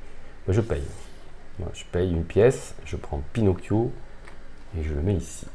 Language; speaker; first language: French; native; French